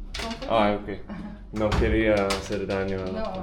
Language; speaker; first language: Spanish; non-native, fluent; English